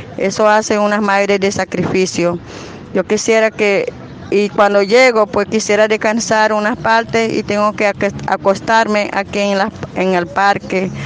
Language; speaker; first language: Spanish; non-native, local second language; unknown